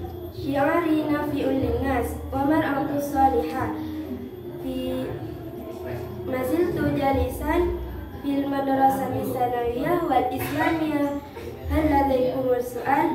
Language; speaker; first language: Arabic; non-native, learner; Indonesian